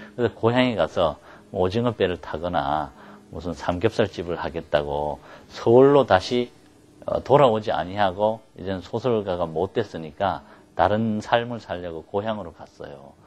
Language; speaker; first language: Korean; native; Korean